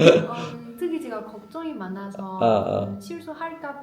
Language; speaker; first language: Korean; non-native, learner; Chinese